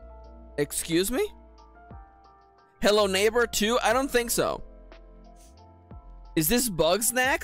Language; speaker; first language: English; native; English